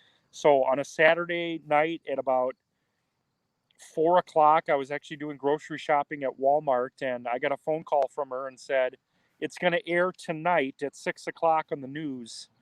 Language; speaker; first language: English; native; English